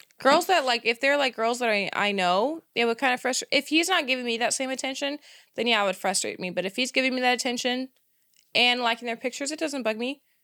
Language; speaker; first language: English; native; English